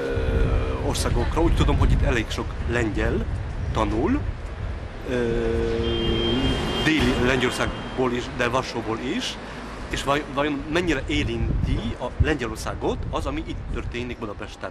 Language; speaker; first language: Hungarian; non-native, fluent; Polish